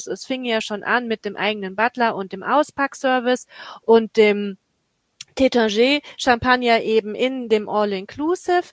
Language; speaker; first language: German; native; German